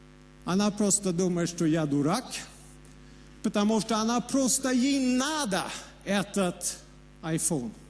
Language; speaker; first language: Russian; non-native, fluent; Swedish